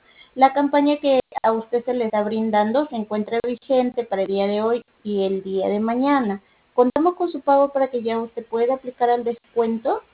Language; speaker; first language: Spanish; native; Spanish